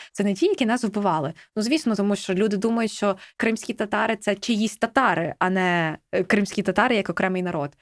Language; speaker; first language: Ukrainian; native; Ukrainian